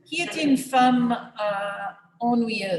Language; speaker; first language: French; non-native, fluent; English